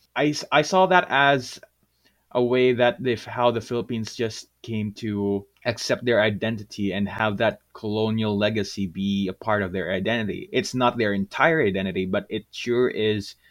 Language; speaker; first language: English; non-native, local second language; Filipino